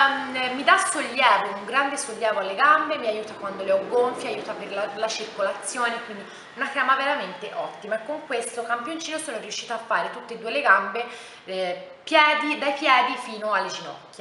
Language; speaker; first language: Italian; native; Italian